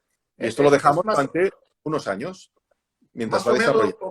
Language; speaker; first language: Spanish; native; Spanish